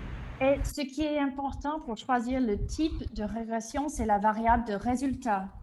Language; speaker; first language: French; non-native, fluent; English